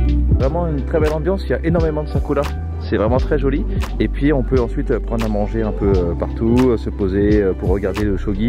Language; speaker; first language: French; native; French